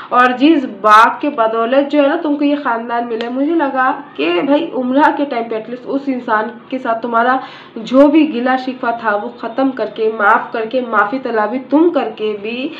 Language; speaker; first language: Hindi; native; Hindi